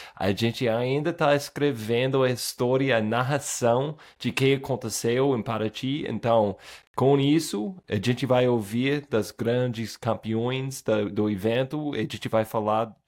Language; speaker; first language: Portuguese; non-native, fluent; English